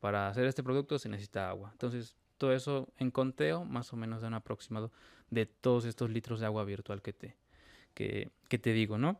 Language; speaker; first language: Spanish; native; Spanish